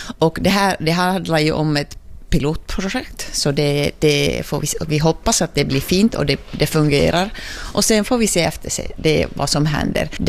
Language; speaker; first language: Swedish; non-native, local second language; Finnish